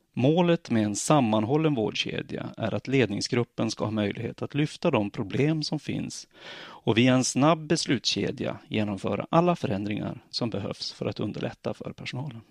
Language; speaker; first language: Swedish; native; Swedish